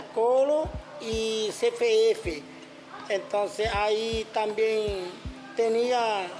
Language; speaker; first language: Spanish; non-native, local second language; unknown